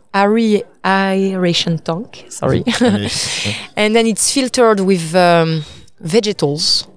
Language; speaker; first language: English; non-native, fluent; French